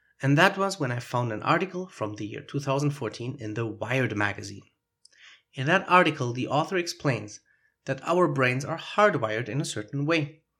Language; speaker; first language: English; non-native, fluent; German